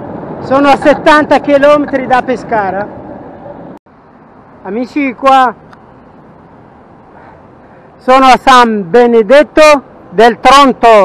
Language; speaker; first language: Italian; non-native, fluent; Arabic